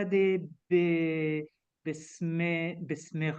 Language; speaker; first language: Hebrew; non-native, learner; French